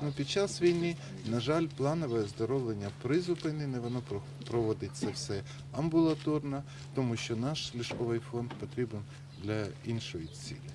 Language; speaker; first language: Ukrainian; native; Ukrainian